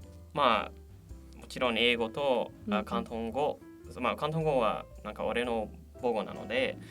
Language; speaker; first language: Japanese; non-native, learner; Cantonese